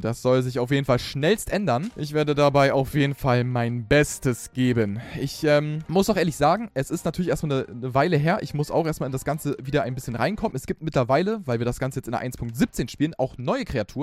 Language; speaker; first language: German; native; German